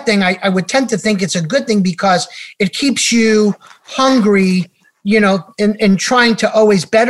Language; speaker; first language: English; native; English